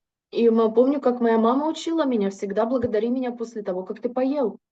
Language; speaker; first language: Russian; native; Russian